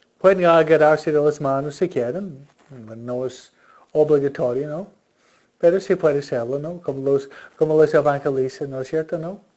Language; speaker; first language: Spanish; non-native, fluent; English